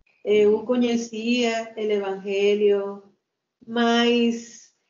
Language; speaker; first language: Portuguese; non-native, learner; Spanish